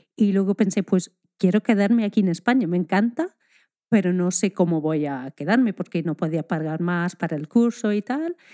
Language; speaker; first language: Spanish; non-native, fluent; English